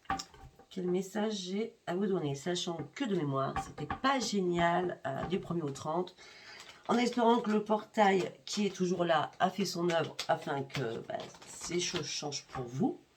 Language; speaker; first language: French; native; French